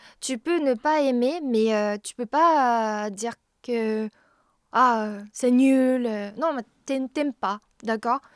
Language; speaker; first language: French; non-native, fluent; Japanese